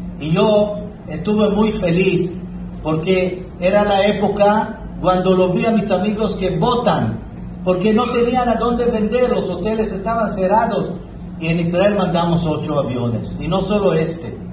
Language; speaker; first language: Spanish; non-native, fluent; Hebrew